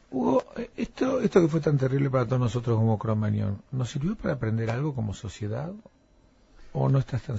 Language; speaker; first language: Spanish; native; Spanish